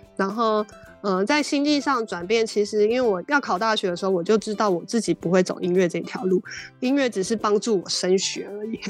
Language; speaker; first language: Chinese; native; Chinese